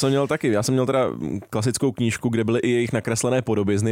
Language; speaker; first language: Czech; native; Czech